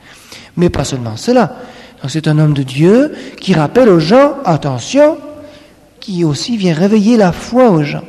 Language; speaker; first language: French; native; French